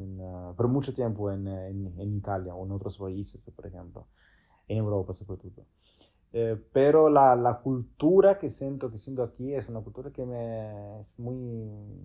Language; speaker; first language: Spanish; non-native, fluent; Italian